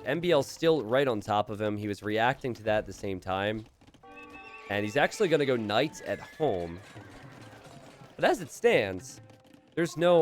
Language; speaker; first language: English; native; English